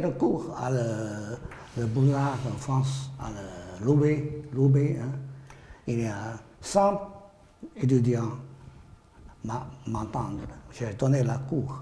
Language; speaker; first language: French; non-native, learner; Chinese